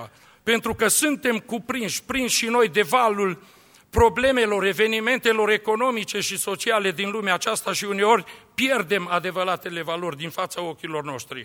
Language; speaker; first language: Romanian; native; Romanian